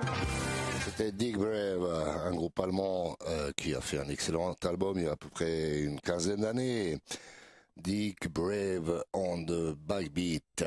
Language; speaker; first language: French; native; French